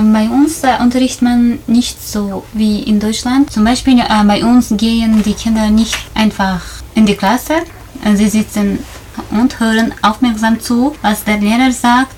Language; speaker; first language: German; non-native, fluent; Tajik